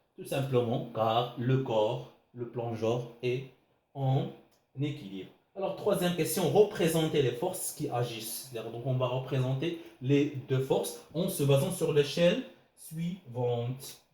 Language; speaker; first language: French; non-native, local second language; Arabic